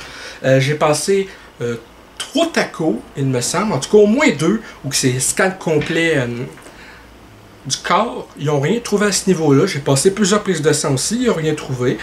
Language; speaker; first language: French; native; French